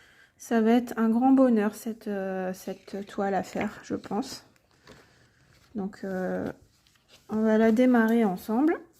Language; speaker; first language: French; native; French